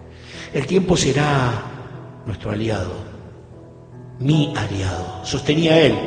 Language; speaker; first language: Spanish; native; Spanish